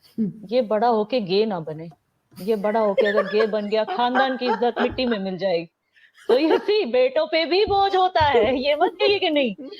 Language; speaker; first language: Hindi; non-native, local second language; Kashmiri